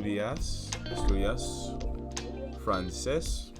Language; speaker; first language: Spanish; non-native, learner; English